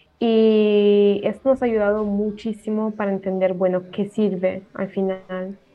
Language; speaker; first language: Spanish; non-native, fluent; Italian